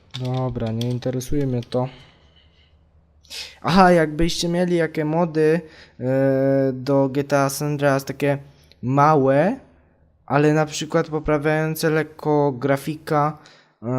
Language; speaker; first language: Polish; native; Polish